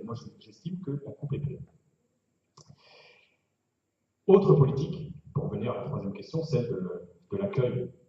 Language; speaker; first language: French; native; French